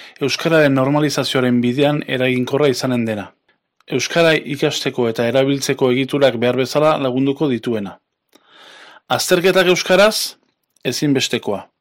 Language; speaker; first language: Basque; native; Basque